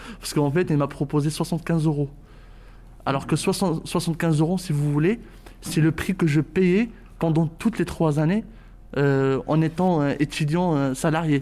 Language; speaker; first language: French; non-native, local second language; Arabic